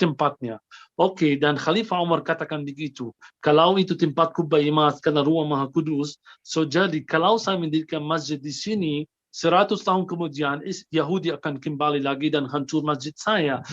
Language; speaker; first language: Indonesian; non-native, fluent; Arabic